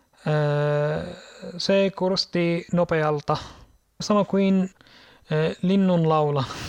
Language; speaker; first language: Finnish; non-native, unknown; Arabic